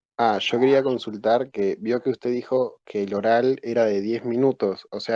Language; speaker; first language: Spanish; native; Spanish